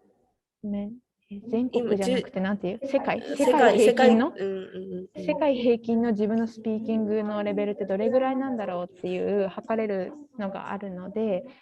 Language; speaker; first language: Japanese; native; Japanese